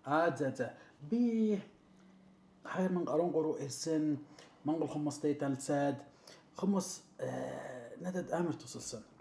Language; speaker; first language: Mongolian; non-native, learner; Arabic